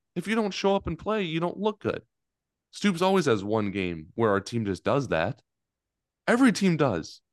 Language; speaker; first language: English; native; English